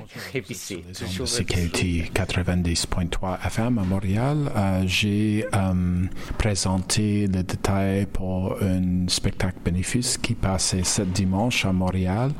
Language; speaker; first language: French; non-native, learner; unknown